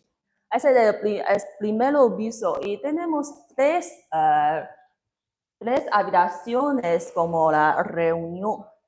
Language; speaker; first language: Spanish; non-native, learner; Chinese